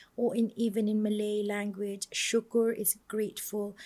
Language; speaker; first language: English; non-native, local second language; Malay